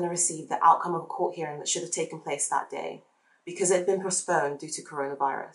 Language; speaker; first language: English; native; English